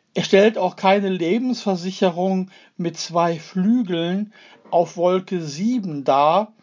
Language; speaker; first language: German; native; German